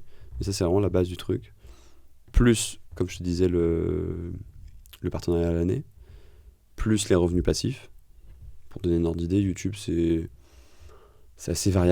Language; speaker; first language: French; native; French